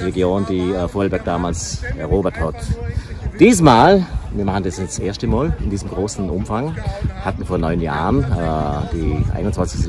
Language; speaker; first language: German; native; German